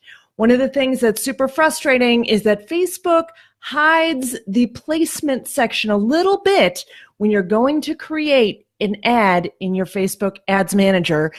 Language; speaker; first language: English; native; English